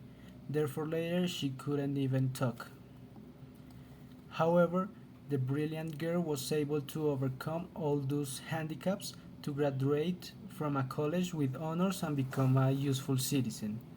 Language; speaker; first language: English; non-native, learner; Spanish